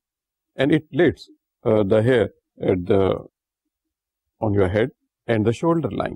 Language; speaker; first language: English; non-native, local second language; Urdu